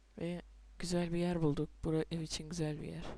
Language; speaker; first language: Turkish; native; Turkish